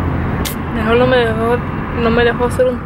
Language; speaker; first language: Spanish; early bilingual, other home language; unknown